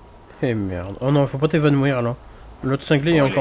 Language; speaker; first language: French; native; French